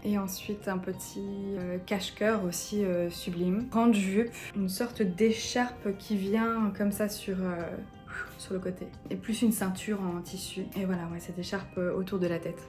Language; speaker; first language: French; native; French